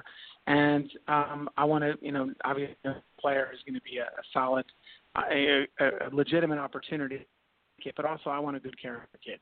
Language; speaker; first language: English; native; English